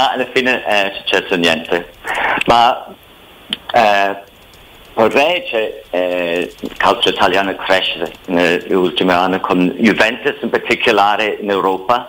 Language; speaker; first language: Italian; non-native, fluent; English